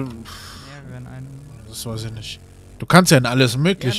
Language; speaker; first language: German; native; German